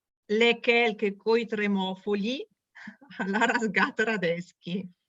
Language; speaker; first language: Italian; native; Italian